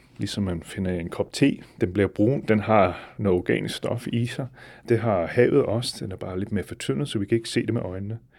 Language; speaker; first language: Danish; non-native, fluent; English